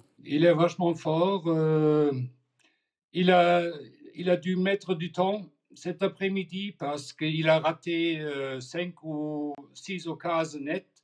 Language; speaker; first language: French; non-native, fluent; German